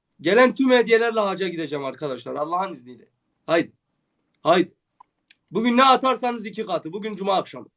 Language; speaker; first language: Turkish; native; Turkish